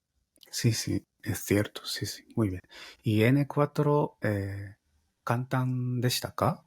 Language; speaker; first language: Spanish; non-native, fluent; Japanese